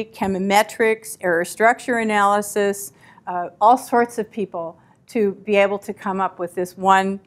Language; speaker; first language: English; native; English